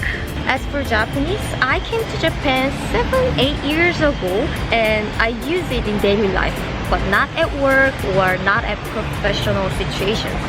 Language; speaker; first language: English; non-native, fluent; Korean